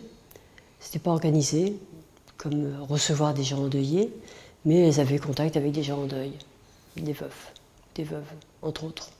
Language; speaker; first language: French; native; French